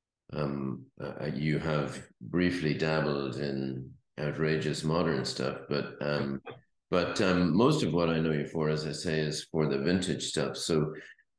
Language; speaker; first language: English; native; English